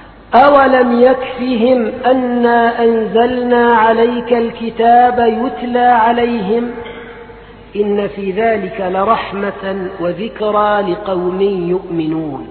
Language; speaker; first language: Arabic; native; Arabic